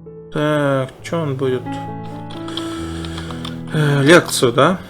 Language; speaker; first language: Russian; non-native, fluent; Uzbek